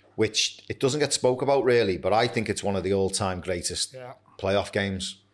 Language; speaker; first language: English; native; English